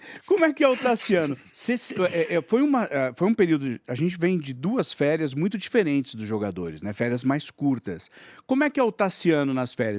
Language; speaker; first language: Portuguese; native; Portuguese